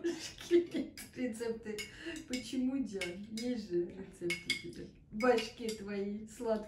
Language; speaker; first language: Russian; native; Russian